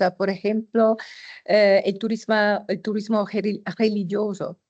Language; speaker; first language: Spanish; non-native, fluent; Italian